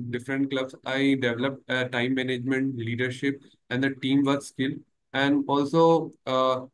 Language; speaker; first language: English; non-native, local second language; Hindi